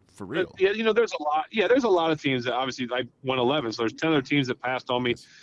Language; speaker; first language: English; native; English